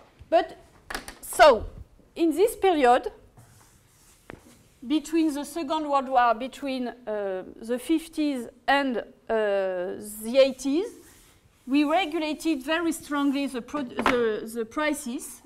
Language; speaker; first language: English; non-native, fluent; French